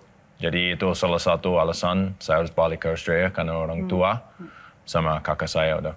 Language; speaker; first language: Indonesian; non-native, learner; English